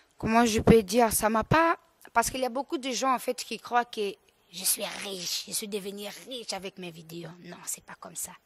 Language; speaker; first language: French; non-native, local second language; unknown